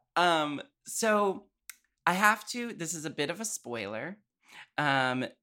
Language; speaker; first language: English; native; English